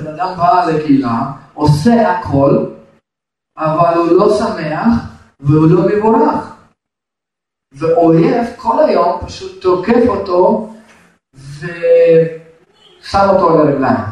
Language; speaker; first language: Hebrew; non-native, fluent; Russian